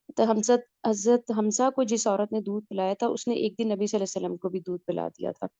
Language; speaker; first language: Urdu; native; Urdu